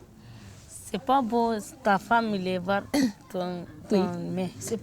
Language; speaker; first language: French; non-native, learner; Tamasheq